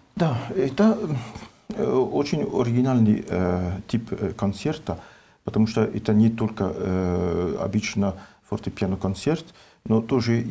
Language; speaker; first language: Russian; non-native, learner; French